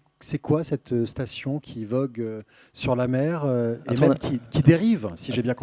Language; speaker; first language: French; native; French